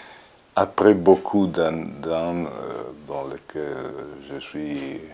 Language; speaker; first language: French; non-native, fluent; Italian